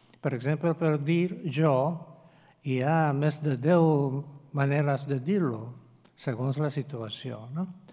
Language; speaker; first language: Catalan; non-native, fluent; Japanese